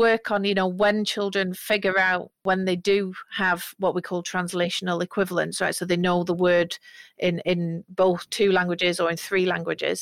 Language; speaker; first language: English; native; English